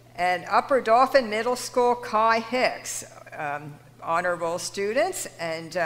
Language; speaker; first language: English; native; English